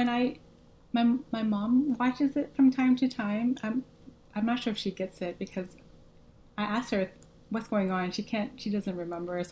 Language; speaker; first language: English; early bilingual, other home language; Vietnamese